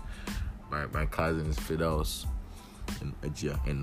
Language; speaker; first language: English; non-native, local second language; Akan